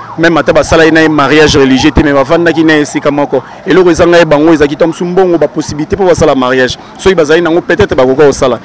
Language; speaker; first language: Lingala; native; Lingala